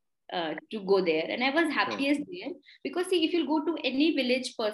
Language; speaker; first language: English; non-native, local second language; Hindi